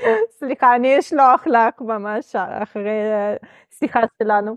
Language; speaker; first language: Hebrew; non-native, fluent; Russian